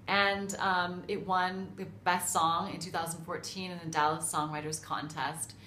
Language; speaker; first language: English; native; English